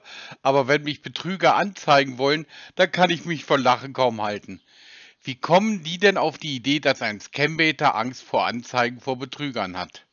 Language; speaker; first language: German; native; German